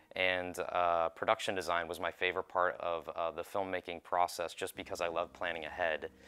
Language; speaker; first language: English; native; English